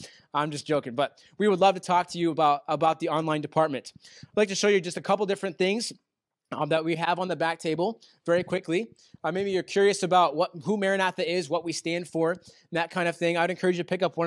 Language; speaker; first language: English; native; English